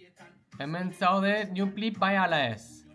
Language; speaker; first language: Basque; non-native, learner; English